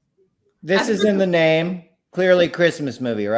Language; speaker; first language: English; native; English